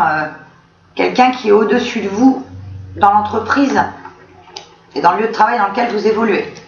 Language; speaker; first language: French; native; French